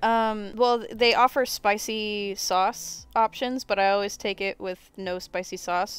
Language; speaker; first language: English; native; English